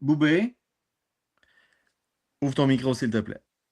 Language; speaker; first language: French; native; French